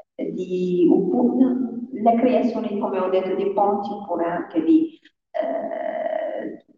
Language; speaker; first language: Italian; non-native, fluent; Arabic